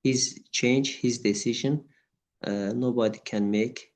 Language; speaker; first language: English; non-native, fluent; Azerbaijani